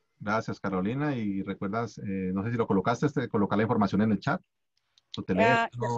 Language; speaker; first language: Spanish; native; Spanish